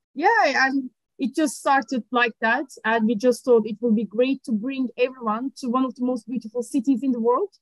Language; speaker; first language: English; non-native, fluent; Turkish